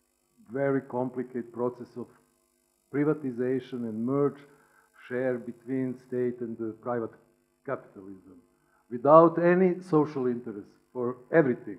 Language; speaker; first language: English; non-native, learner; Serbian